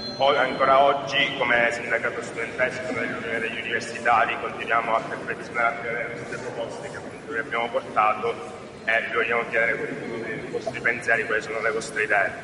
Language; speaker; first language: Italian; native; Italian